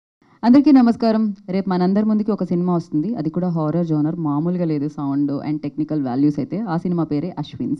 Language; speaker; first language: Telugu; native; Telugu